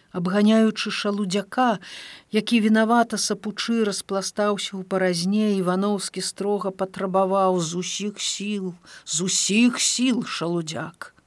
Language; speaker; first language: Belarusian; native; Belarusian